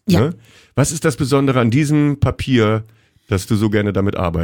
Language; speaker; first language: German; native; German